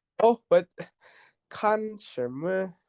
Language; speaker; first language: Chinese; non-native, learner; Indonesian